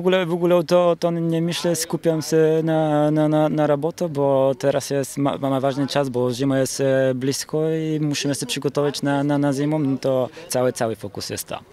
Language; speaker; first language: Polish; non-native, learner; Bulgarian